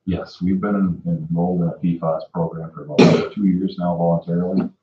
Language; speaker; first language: English; native; English